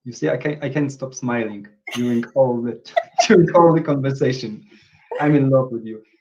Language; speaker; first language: English; non-native, fluent; Polish